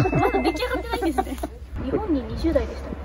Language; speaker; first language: Japanese; native; Japanese